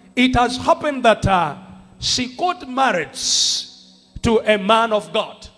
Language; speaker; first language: English; non-native, local second language; Swahili